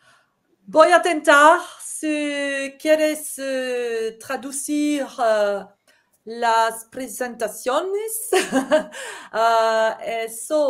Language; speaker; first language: Spanish; non-native, fluent; French